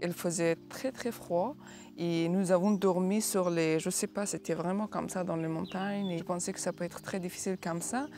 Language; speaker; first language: French; non-native, learner; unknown